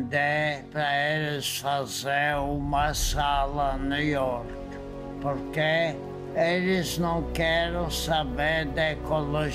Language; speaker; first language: Portuguese; non-native, fluent; Polish